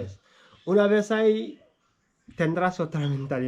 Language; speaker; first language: Spanish; non-native, fluent; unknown